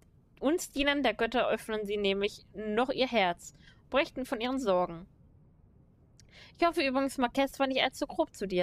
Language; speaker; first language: German; native; German